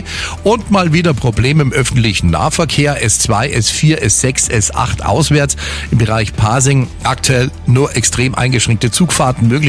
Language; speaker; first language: German; native; German